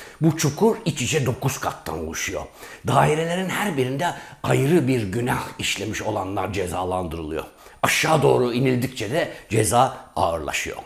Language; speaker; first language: Turkish; native; Turkish